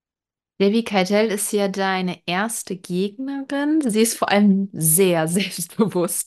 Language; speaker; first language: German; native; German